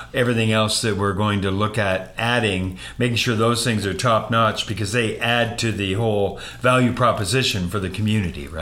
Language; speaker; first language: English; native; English